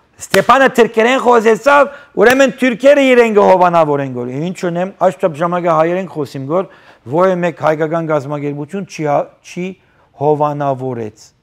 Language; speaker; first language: Armenian; early bilingual, heritage; Armenian